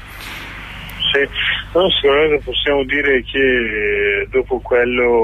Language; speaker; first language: Italian; non-native, learner; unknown